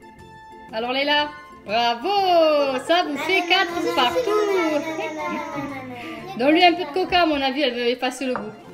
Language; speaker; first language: French; native; French